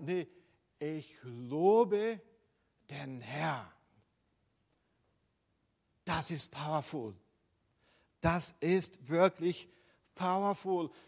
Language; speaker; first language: German; non-native, fluent; Portuguese